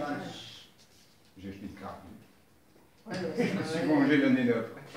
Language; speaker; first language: French; native; French